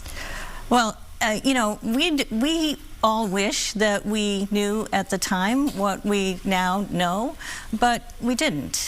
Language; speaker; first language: English; native; English